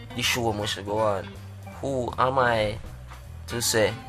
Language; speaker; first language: English; native; English